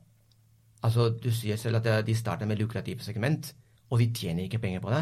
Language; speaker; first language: Norwegian; non-native, fluent; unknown